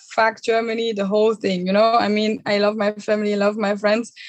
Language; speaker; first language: English; non-native, fluent; German